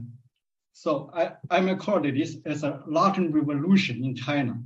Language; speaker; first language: English; non-native, fluent; Chinese